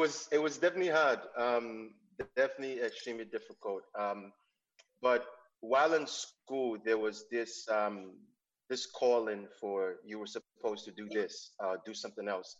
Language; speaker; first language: English; non-native, local second language; Igbo